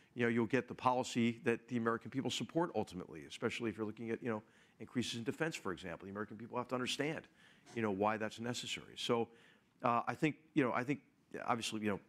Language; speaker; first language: English; native; English